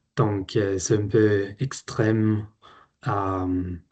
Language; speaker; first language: French; non-native, learner; Swedish